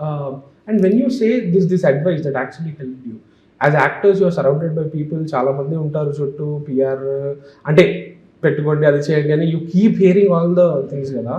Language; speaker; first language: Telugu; native; Telugu